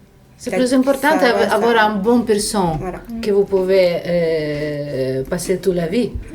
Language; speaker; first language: French; non-native, fluent; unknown